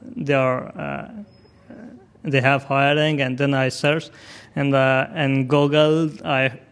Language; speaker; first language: English; non-native, fluent; Persian